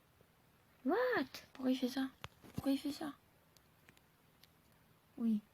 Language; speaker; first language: French; native; French